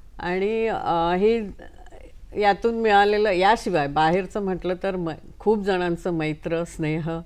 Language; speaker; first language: Marathi; native; Marathi